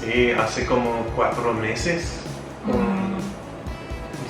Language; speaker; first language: Spanish; non-native, fluent; English